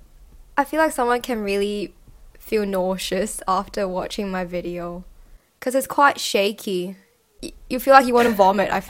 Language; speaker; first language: English; non-native, local second language; Cantonese